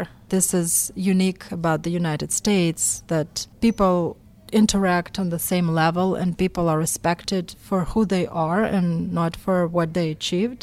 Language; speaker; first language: English; non-native, fluent; Russian